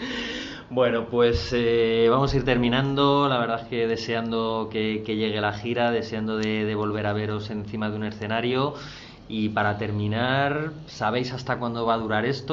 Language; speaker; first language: Spanish; native; Spanish